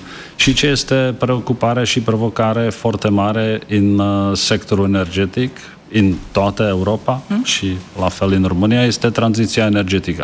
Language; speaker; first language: Romanian; non-native, fluent; Czech